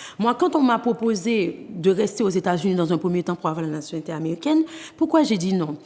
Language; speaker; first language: French; non-native, local second language; Haitian Creole